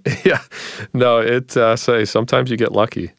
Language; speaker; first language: English; native; English